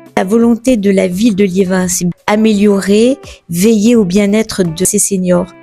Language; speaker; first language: French; native; French